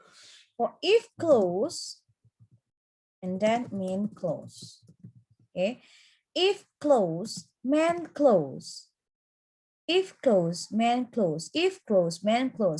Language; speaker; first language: English; non-native, fluent; Indonesian